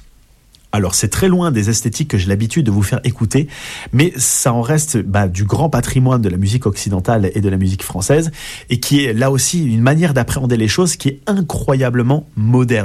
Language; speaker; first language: French; native; French